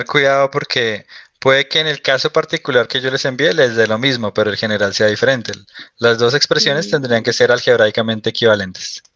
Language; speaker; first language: Spanish; native; Spanish